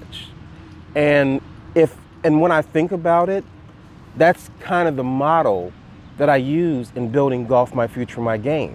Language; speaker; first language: English; native; English